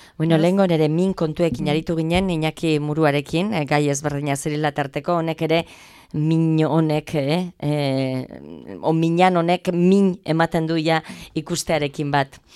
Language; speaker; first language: Basque; native; Basque